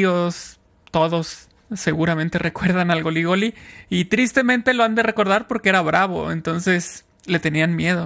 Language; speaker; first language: Spanish; native; Spanish